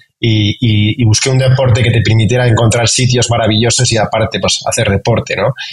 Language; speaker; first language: Spanish; native; Spanish